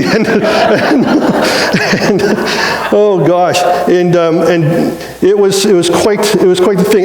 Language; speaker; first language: English; native; English